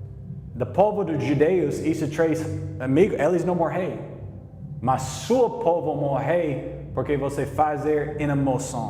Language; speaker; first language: Portuguese; non-native, learner; English